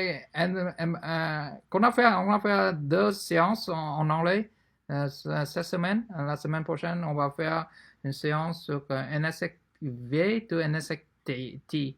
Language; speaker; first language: French; non-native, fluent; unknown